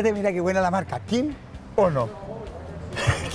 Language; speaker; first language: Spanish; native; Spanish